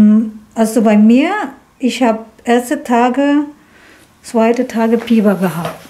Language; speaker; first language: German; non-native, learner; Filipino